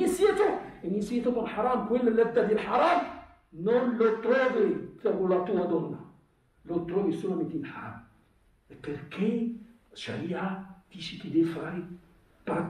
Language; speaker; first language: Italian; non-native, fluent; Arabic